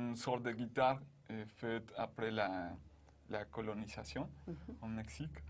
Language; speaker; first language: French; non-native, fluent; Spanish